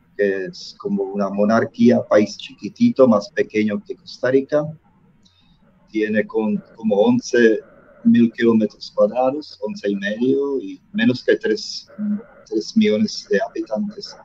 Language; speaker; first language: Spanish; non-native, fluent; Czech